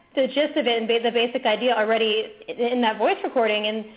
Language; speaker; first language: English; native; English